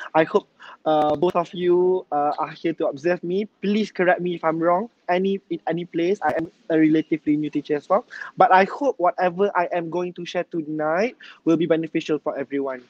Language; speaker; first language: English; non-native, local second language; Malay